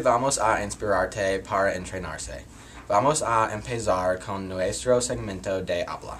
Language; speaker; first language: Spanish; non-native, learner; English